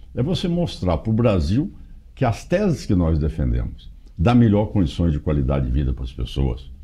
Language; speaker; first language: Portuguese; native; Portuguese